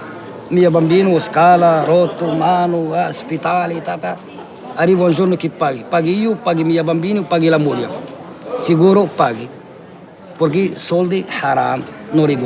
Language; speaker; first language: Italian; non-native, learner; Arabic